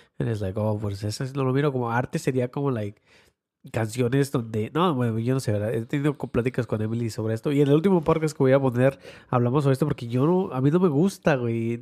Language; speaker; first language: Spanish; early bilingual, heritage; Spanish